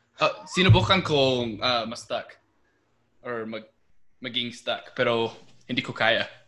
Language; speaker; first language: Filipino; non-native, fluent; English